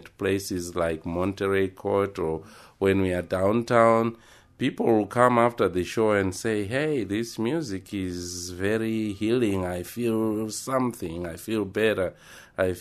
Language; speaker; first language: English; non-native, local second language; Shona